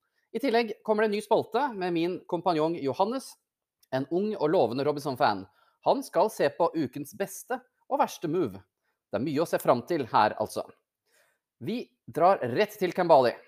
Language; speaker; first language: Norwegian; native; Norwegian